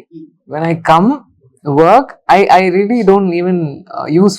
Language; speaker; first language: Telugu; non-native, learner; Tamil